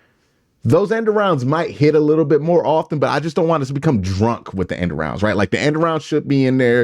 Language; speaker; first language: English; native; English